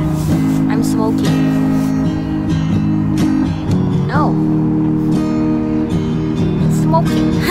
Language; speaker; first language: English; non-native, local second language; Filipino